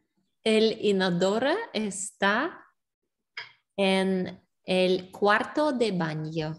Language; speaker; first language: Spanish; non-native, learner; English